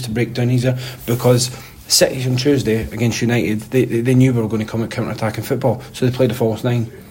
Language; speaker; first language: English; native; English